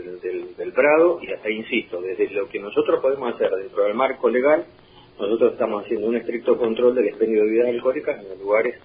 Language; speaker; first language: Spanish; native; Spanish